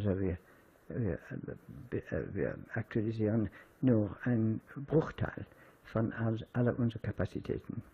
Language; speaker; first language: German; non-native, fluent; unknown